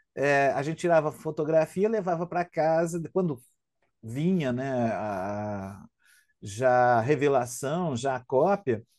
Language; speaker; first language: Portuguese; native; Portuguese